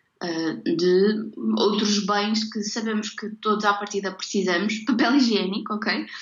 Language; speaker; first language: Portuguese; native; Portuguese